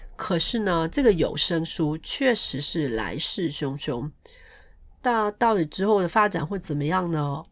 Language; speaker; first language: Chinese; non-native, local second language; Cantonese